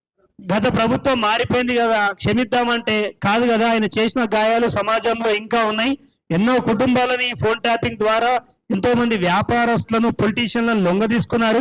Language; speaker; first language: Telugu; native; Telugu